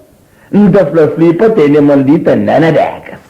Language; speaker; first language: Portuguese; non-native, local second language; Kabuverdianu